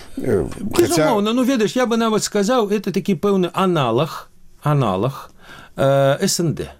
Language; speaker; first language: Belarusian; native; Belarusian